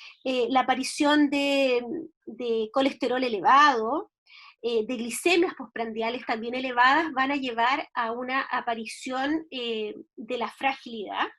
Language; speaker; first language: Spanish; native; Spanish